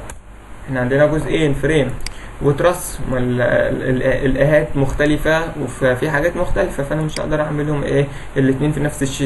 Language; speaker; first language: Arabic; native; Arabic